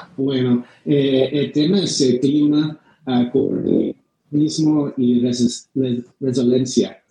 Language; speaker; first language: Spanish; non-native, fluent; English